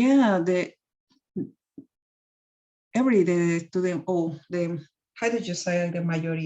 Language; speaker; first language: English; non-native, learner; Spanish